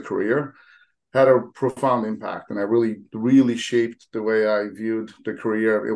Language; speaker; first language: English; early bilingual, other home language; Armenian